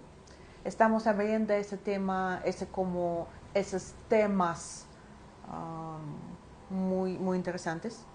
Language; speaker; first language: Spanish; non-native, fluent; Ukrainian